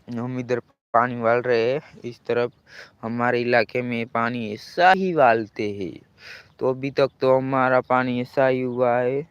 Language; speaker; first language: Hindi; non-native, local second language; Gujarati